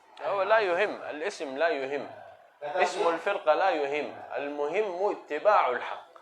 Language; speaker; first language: Arabic; native; Arabic